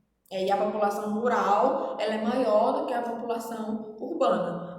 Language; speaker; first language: Portuguese; native; Portuguese